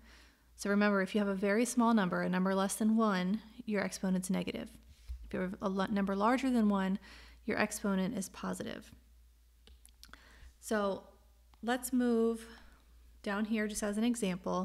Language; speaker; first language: English; native; English